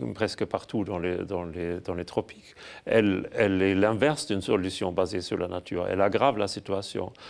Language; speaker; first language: French; non-native, fluent; German